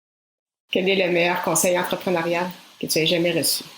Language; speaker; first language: French; native; French